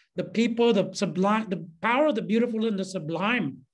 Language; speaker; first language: English; early bilingual, other home language; Spanish